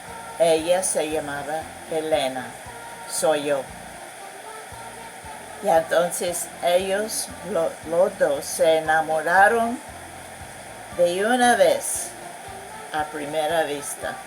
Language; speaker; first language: Spanish; non-native, fluent; English